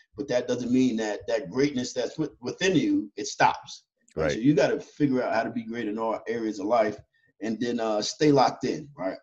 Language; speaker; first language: English; native; English